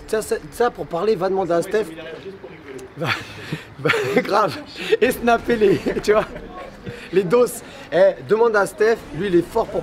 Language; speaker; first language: French; native; French